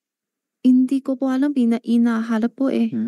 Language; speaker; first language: Filipino; non-native, learner; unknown